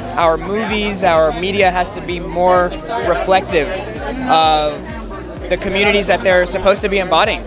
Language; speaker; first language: English; native; English